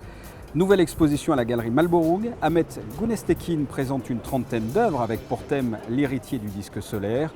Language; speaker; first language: French; native; French